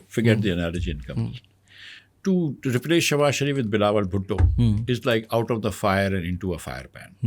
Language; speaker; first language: English; non-native, local second language; Urdu